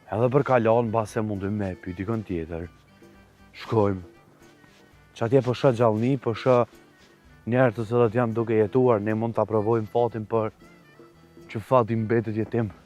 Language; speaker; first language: Albanian; native; Albanian